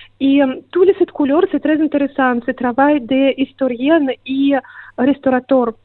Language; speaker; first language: French; non-native, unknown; Russian